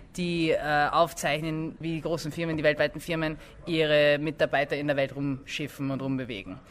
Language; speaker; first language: German; early bilingual, other home language; English